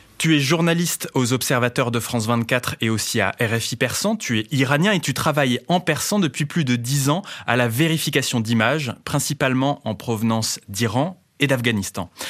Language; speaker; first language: French; native; French